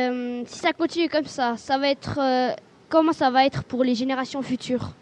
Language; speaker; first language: French; native; French